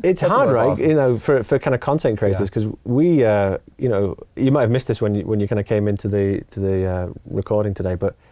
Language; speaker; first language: English; native; English